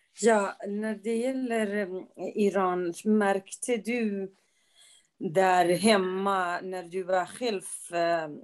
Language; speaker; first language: Swedish; non-native, fluent; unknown